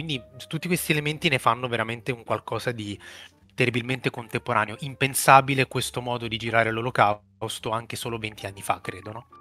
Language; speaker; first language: Italian; native; Italian